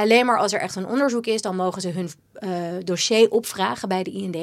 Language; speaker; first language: Dutch; native; Dutch